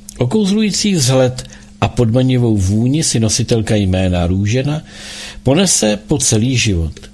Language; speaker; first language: Czech; native; Czech